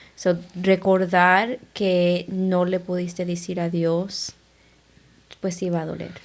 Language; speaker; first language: Spanish; early bilingual, heritage; Spanish